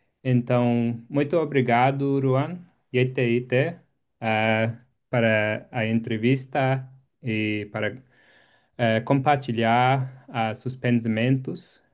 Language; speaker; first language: Portuguese; non-native, fluent; English